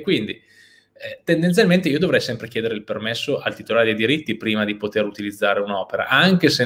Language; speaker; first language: Italian; native; Italian